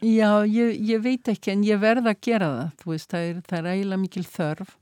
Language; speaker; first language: Icelandic; early bilingual, heritage; Icelandic